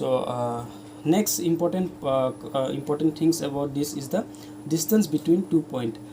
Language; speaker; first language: English; non-native, local second language; Hindi